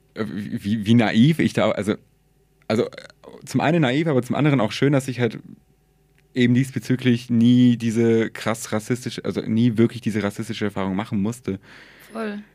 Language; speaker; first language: German; early bilingual, other home language; Persian